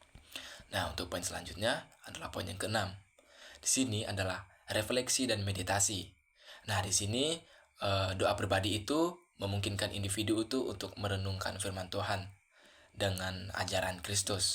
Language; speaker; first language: Indonesian; native; Indonesian